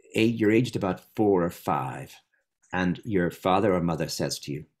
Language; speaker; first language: English; native; English